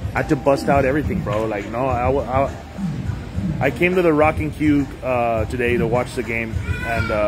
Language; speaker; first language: English; early bilingual, other home language; Spanish